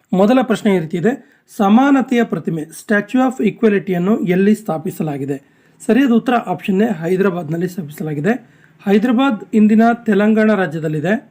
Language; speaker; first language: Kannada; native; Kannada